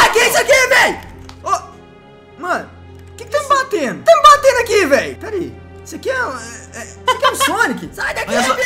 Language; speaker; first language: Portuguese; native; Portuguese